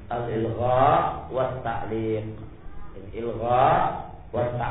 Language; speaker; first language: Arabic; non-native, local second language; Indonesian